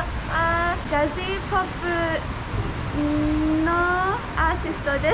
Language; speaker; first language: Japanese; non-native, learner; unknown